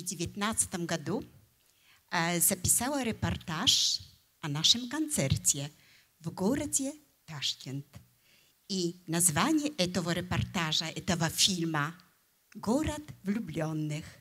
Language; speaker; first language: Russian; non-native, fluent; Polish